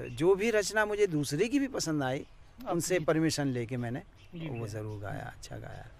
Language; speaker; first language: Hindi; non-native, local second language; Garhwali